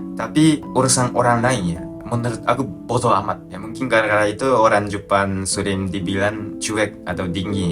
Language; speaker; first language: Indonesian; non-native, fluent; Japanese